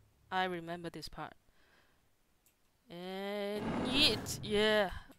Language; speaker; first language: English; non-native, local second language; Cantonese